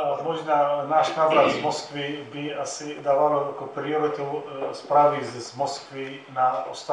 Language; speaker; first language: Czech; non-native, fluent; Arabic